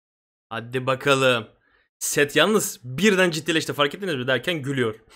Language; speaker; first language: Turkish; native; Turkish